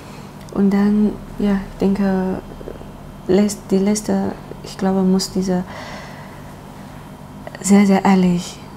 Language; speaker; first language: German; non-native, learner; Chinese